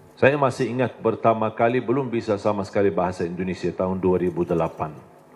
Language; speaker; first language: Indonesian; non-native, fluent; Arabic